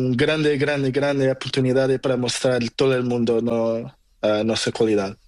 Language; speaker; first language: Spanish; non-native, learner; Portuguese